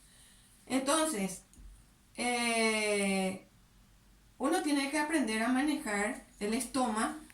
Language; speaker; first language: Spanish; native; Spanish